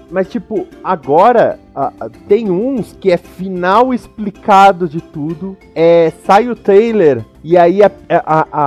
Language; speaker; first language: Portuguese; native; Portuguese